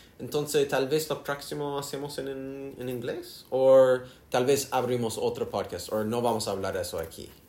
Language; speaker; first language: Spanish; non-native, learner; English